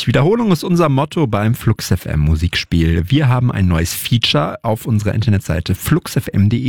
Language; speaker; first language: German; native; German